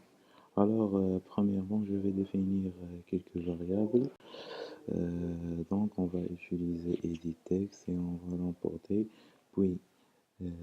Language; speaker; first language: French; non-native, local second language; Arabic